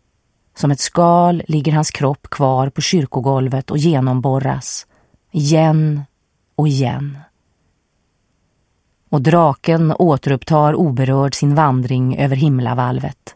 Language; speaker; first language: Swedish; native; Swedish